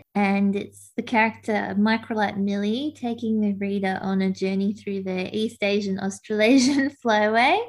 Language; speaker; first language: English; native; English